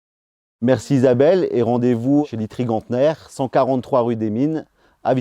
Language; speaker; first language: French; native; French